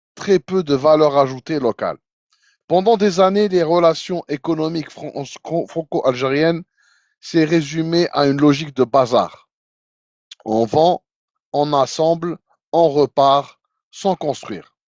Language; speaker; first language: French; non-native, local second language; Arabic